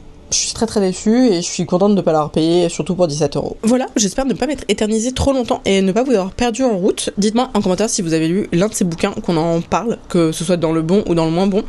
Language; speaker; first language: French; native; French